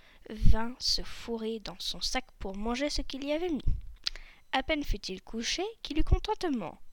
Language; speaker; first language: French; native; French